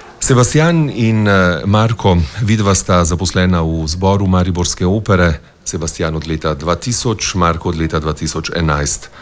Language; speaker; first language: Slovenian; native; Slovenian